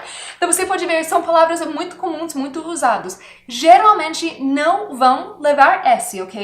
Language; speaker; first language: Portuguese; non-native, fluent; English